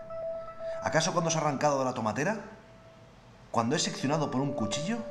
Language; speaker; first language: Spanish; native; Spanish